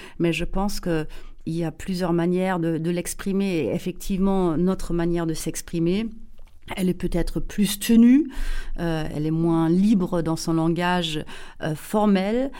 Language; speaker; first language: French; non-native, fluent; German